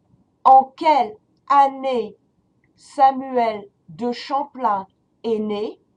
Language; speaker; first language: French; non-native, fluent; English